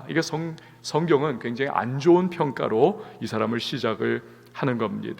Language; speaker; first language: Korean; native; Korean